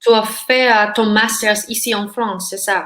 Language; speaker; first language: French; non-native, learner; Filipino